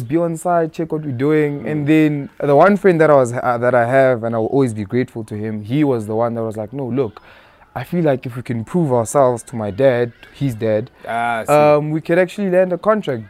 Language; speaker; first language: English; non-native, local second language; Tsonga